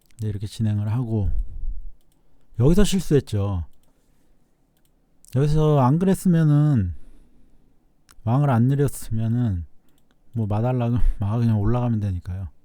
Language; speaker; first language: Korean; native; Korean